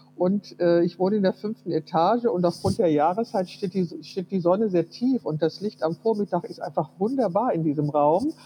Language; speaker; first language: German; early bilingual, heritage; Russian